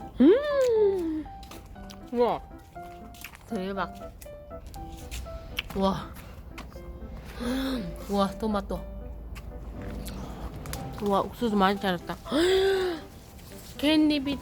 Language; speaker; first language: Korean; non-native, fluent; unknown